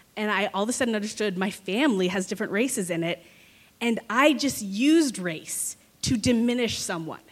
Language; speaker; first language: English; native; English